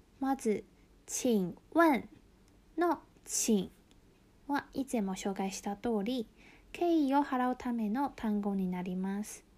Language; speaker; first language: Japanese; non-native, local second language; Chinese